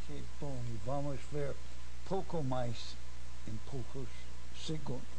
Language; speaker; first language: Portuguese; non-native, fluent; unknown